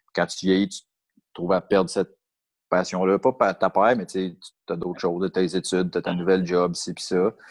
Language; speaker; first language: French; native; French